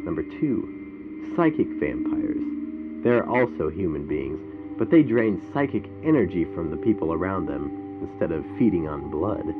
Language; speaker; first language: English; native; English